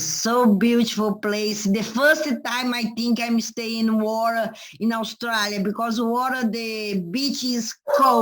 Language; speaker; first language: English; non-native, learner; Portuguese